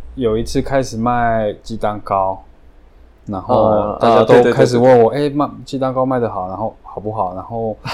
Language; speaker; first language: Chinese; early bilingual, heritage; Chinese